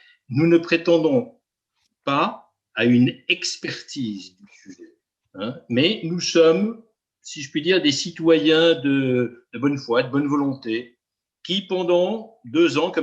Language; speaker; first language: French; native; French